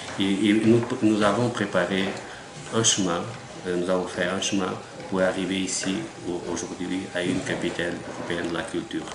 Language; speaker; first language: French; non-native, fluent; Portuguese